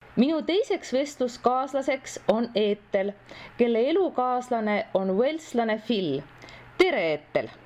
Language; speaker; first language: Estonian; native; Estonian